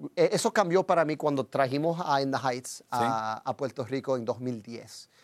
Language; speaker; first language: Spanish; early bilingual, heritage; Spanish